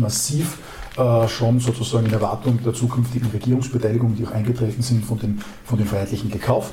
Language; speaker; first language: German; native; German